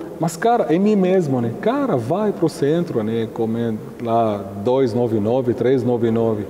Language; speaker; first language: Portuguese; non-native, fluent; Arabic